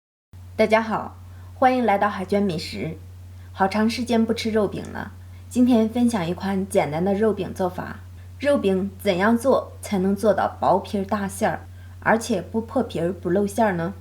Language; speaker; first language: Chinese; native; Chinese